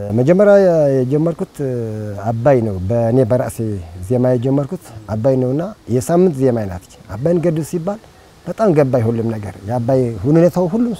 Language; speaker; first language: Amharic; non-native, local second language; Tigrinya